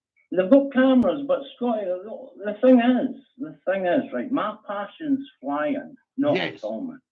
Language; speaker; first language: English; native; English